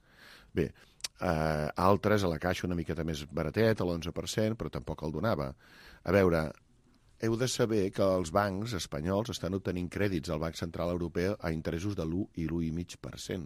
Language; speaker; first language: Catalan; native; Catalan